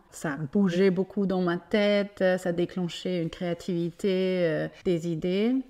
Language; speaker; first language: French; non-native, fluent; German